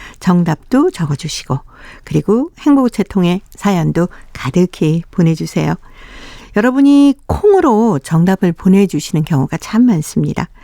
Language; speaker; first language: Korean; native; Korean